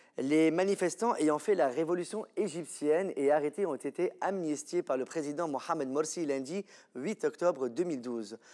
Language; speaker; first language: French; non-native, local second language; Arabic